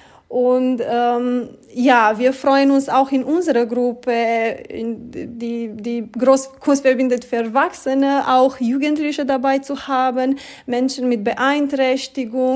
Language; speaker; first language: German; non-native, fluent; Romanian